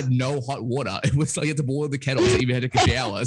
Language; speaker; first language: English; native; English